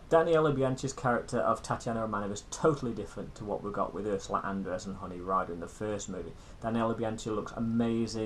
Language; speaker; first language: English; native; English